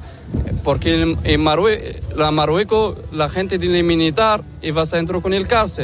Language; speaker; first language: Spanish; non-native, learner; Arabic